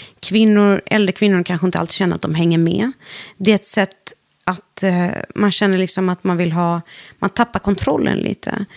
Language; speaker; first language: Swedish; early bilingual, other home language; Arabic